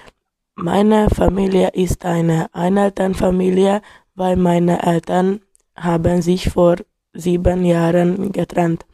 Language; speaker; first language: German; non-native, learner; Hungarian